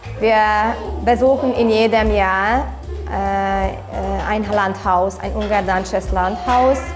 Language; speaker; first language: German; non-native, local second language; Hungarian